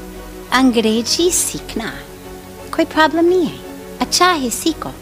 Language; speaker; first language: Hindi; non-native, fluent; English